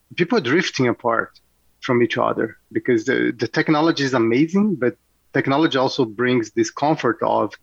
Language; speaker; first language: English; non-native, fluent; Portuguese